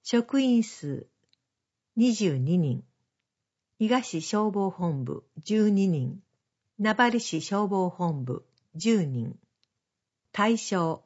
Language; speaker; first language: Japanese; native; Japanese